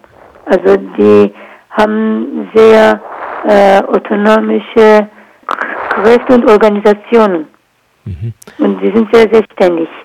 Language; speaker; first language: German; non-native, learner; Kurdish